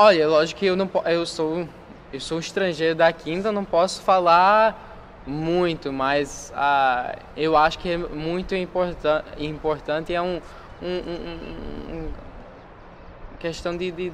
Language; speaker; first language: Portuguese; non-native, fluent; English